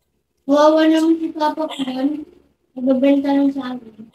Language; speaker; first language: Filipino; native; Filipino